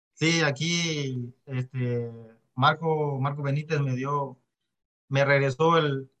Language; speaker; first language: Spanish; native; Spanish